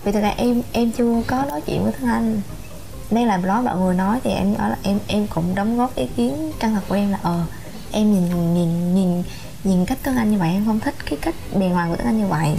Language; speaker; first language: Vietnamese; native; Vietnamese